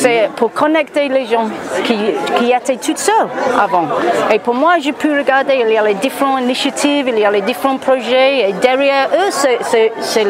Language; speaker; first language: French; non-native, fluent; English